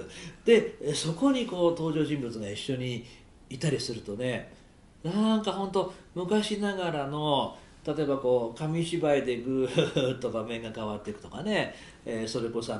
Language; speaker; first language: Japanese; native; Japanese